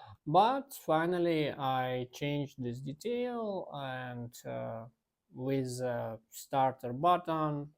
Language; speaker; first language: English; non-native, learner; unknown